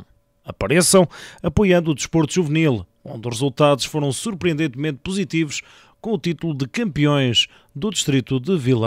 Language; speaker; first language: Portuguese; native; Portuguese